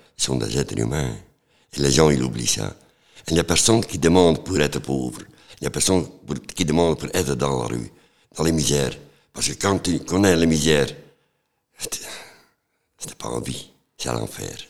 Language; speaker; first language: French; non-native, local second language; Dutch